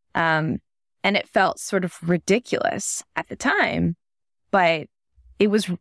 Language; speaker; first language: English; native; English